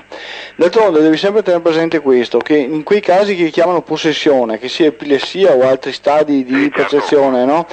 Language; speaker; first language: Italian; native; Italian